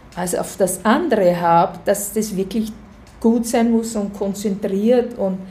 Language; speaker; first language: German; native; German